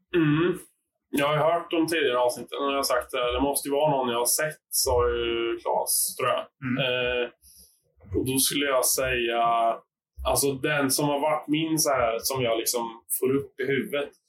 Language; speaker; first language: Swedish; native; Swedish